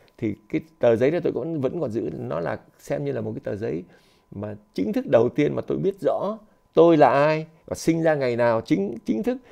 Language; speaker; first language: Vietnamese; native; Vietnamese